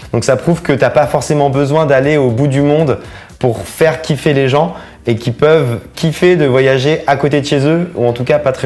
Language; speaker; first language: French; native; French